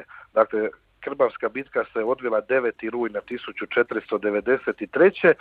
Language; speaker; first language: Croatian; native; Croatian